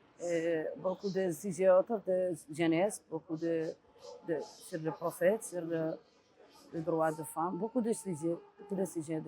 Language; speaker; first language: French; non-native, learner; Arabic